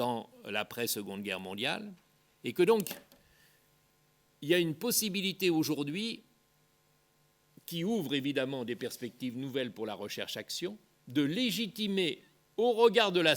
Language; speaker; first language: French; native; French